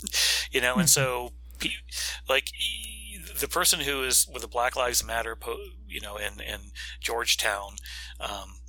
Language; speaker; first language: English; native; English